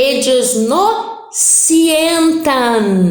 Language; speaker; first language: Spanish; non-native, fluent; Portuguese